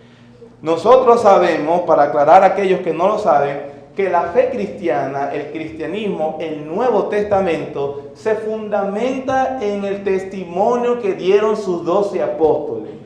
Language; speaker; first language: Spanish; native; Spanish